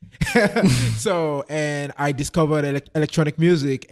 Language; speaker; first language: English; non-native, local second language; Yoruba